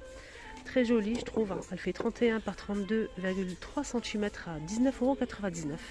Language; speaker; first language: French; native; French